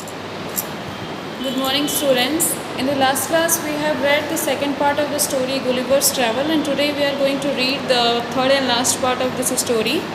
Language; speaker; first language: English; non-native, local second language; Hindi